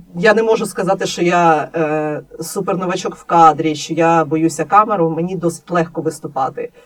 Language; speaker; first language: Ukrainian; native; Ukrainian